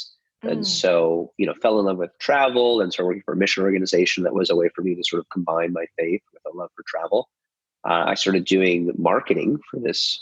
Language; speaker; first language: English; native; English